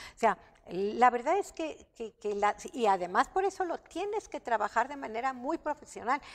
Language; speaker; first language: Spanish; native; Spanish